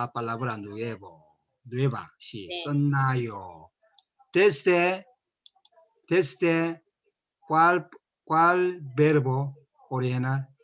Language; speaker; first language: Spanish; non-native, learner; Korean